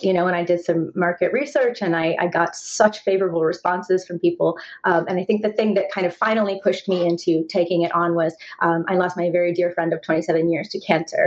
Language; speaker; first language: English; native; English